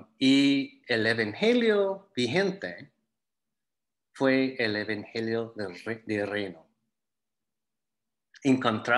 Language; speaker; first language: Spanish; non-native, fluent; English